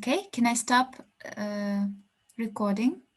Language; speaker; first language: English; non-native, learner; Russian